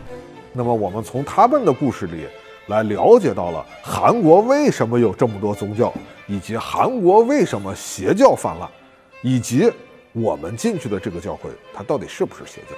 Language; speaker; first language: Chinese; native; Chinese